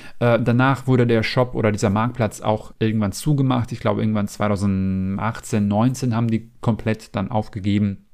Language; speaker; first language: German; non-native, fluent; Macedonian